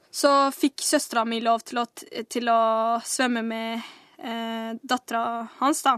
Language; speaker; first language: Norwegian; early bilingual, other home language; Somali